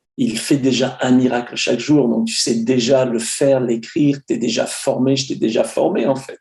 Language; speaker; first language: French; native; French